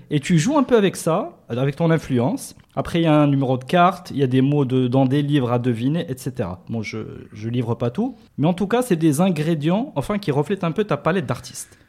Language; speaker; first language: French; non-native, local second language; Arabic